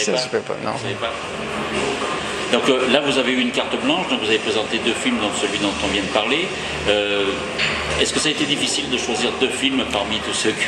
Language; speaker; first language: French; native; French